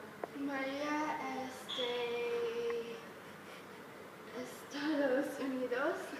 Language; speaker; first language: Spanish; non-native, learner; English